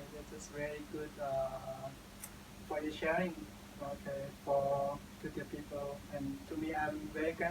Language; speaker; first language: English; non-native, learner; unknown